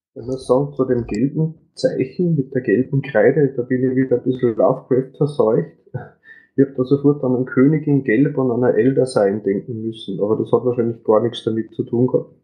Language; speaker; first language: German; native; German